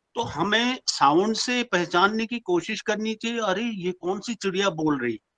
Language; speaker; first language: Hindi; non-native, local second language; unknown